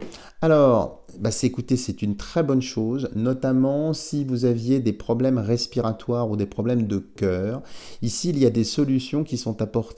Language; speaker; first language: French; native; French